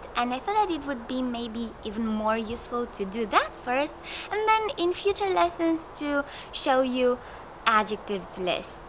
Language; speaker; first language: English; non-native, fluent; Romanian